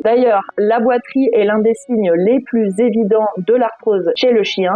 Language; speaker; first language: French; native; French